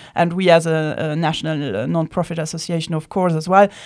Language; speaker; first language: English; non-native, fluent; Luxembourgish